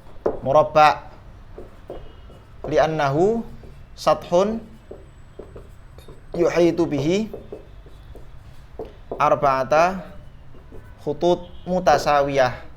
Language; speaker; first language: Arabic; non-native, fluent; Indonesian